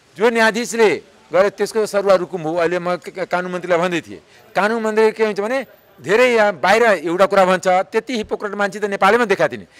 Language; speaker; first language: Nepali; non-native, local second language; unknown